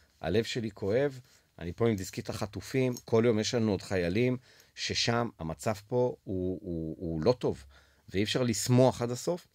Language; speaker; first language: Hebrew; native; Hebrew